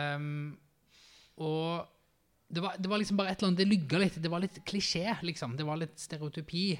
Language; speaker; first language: Norwegian; native; Norwegian